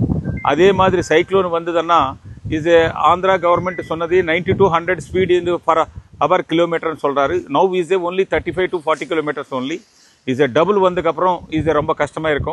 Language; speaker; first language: Tamil; non-native, local second language; Telugu